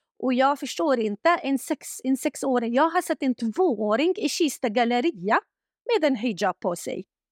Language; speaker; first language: Swedish; non-native, fluent; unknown